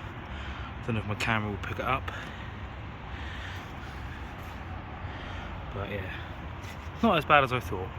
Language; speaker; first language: English; native; English